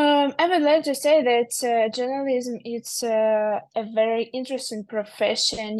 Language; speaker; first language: English; non-native, learner; Russian